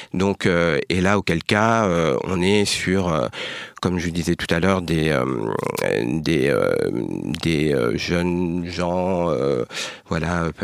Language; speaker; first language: French; native; French